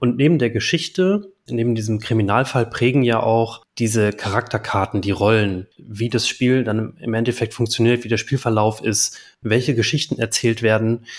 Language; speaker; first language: German; native; German